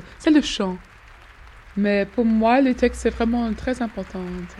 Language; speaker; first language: French; non-native, fluent; English